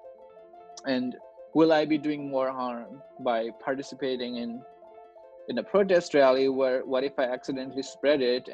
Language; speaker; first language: English; non-native, local second language; Nepali